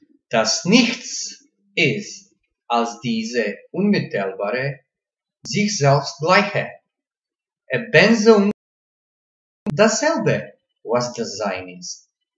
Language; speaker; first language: German; non-native, learner; Croatian